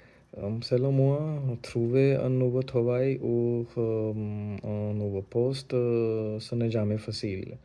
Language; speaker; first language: French; non-native, learner; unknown